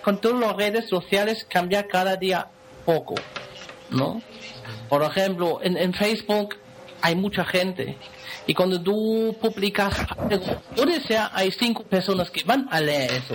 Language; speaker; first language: Spanish; non-native, fluent; German